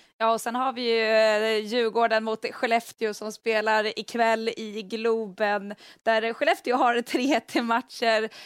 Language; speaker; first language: Swedish; native; Swedish